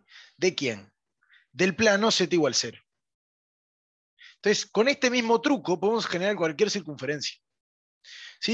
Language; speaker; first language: Spanish; native; Spanish